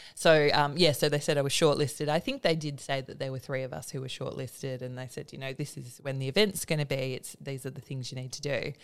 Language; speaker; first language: English; native; English